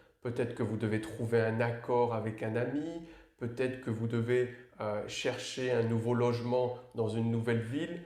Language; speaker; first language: French; native; French